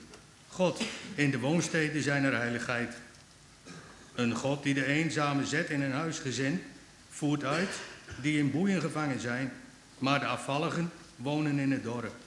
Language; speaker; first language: Dutch; native; Dutch